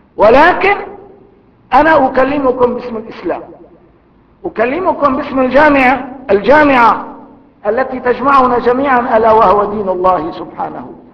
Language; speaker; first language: Arabic; early bilingual, other home language; Kurdish